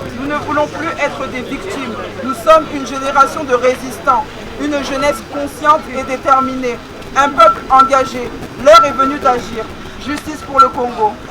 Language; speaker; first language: French; native; French